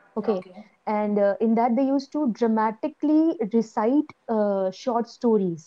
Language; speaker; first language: English; non-native, local second language; Gujarati